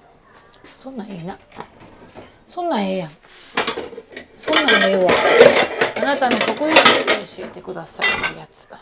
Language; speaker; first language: Japanese; native; Japanese